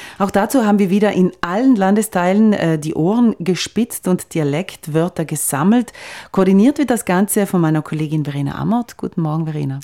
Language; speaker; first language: German; native; German